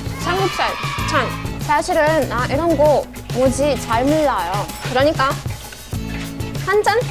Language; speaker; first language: Korean; non-native, learner; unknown